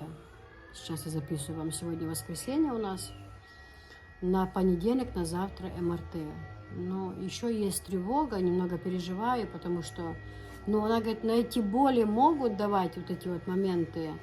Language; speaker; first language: Russian; non-native, local second language; Chechen